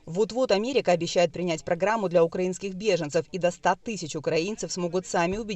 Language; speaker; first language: Russian; native; Russian